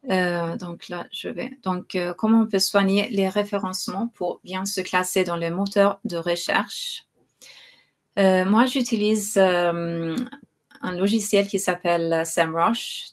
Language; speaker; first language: French; non-native, fluent; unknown